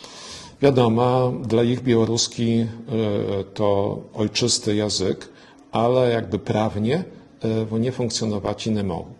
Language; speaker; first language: Polish; non-native, local second language; Belarusian